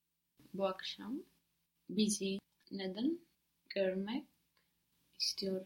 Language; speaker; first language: Turkish; non-native, learner; English